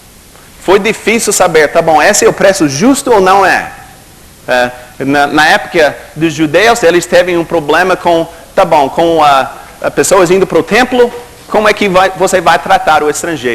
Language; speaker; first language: Portuguese; non-native, fluent; English